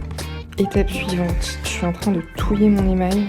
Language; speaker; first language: French; native; French